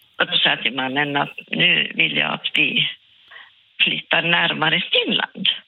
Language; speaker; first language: Swedish; non-native, local second language; Finnish